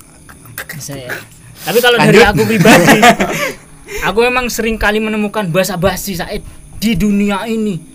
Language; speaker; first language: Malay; non-native, local second language; Javanese